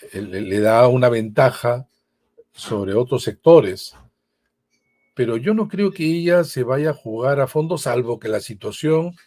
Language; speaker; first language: Spanish; native; Spanish